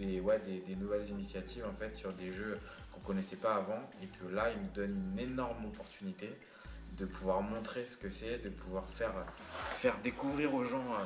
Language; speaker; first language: French; native; French